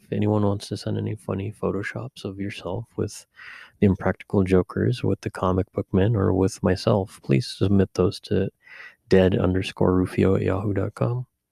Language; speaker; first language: English; early bilingual, other home language; Spanish